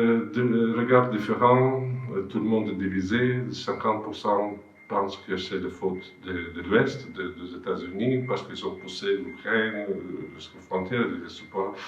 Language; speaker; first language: French; non-native, fluent; Russian